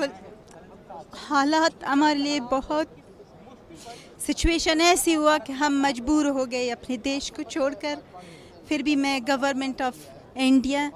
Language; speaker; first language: Hindi; non-native, fluent; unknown